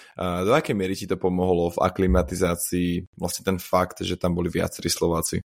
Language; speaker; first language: Slovak; native; Slovak